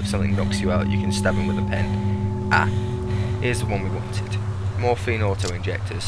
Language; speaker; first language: English; native; English